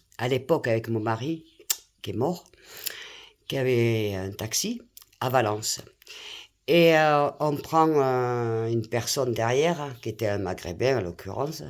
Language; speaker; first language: French; native; French